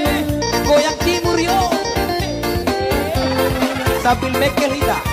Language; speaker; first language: Indonesian; non-native, local second language; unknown